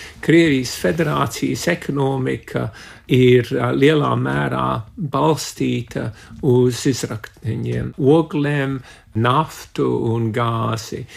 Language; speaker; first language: Latvian; early bilingual, heritage; Latvian